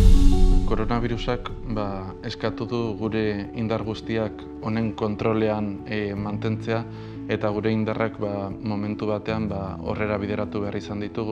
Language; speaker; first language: Basque; native; Basque